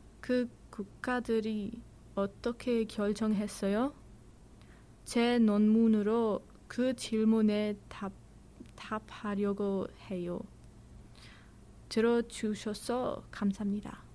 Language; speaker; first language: Korean; non-native, learner; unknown